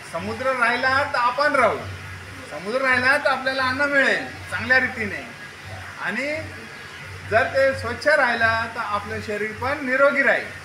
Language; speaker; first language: Marathi; native; Marathi